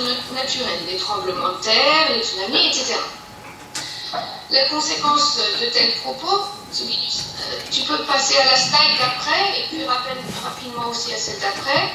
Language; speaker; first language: French; native; French